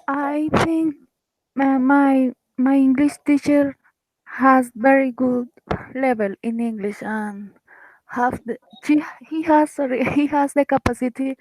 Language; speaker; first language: English; non-native, learner; Spanish